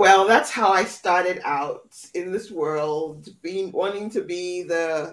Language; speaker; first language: English; non-native, local second language; Yoruba